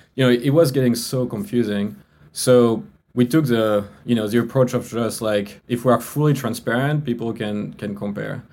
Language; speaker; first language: English; non-native, fluent; French